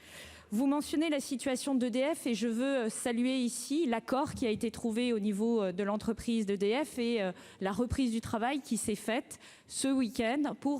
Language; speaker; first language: French; native; French